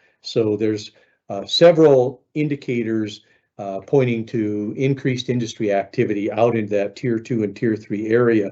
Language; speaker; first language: English; native; English